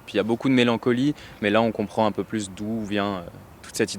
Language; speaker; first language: French; native; French